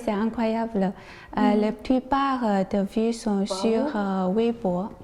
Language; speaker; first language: French; non-native, learner; Chinese